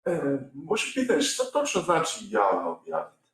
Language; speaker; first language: Croatian; native; Croatian